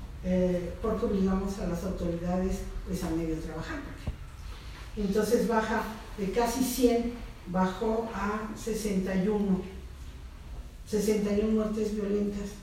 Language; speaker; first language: Spanish; native; Spanish